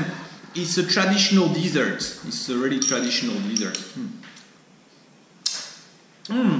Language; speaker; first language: English; non-native, fluent; French